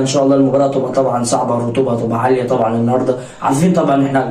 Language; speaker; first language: Arabic; native; Arabic